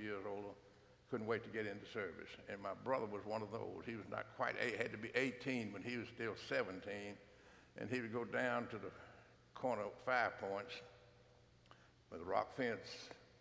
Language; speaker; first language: English; native; English